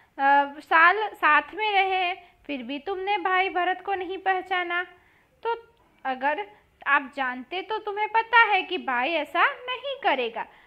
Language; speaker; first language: Hindi; non-native, local second language; Gujarati